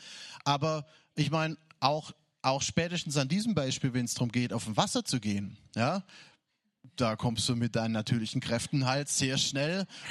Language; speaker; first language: German; native; German